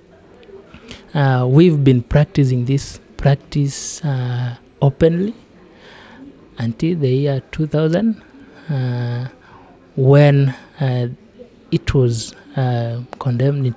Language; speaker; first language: English; non-native, local second language; Kalenjin